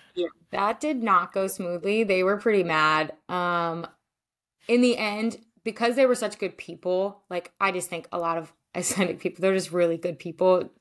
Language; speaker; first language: English; native; English